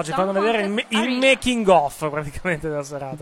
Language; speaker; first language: Italian; native; Italian